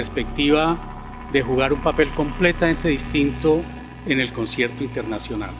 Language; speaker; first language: Spanish; native; Spanish